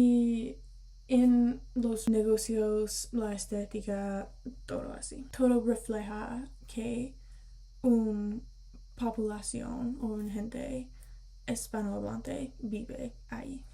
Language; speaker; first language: Spanish; early bilingual, heritage; Spanish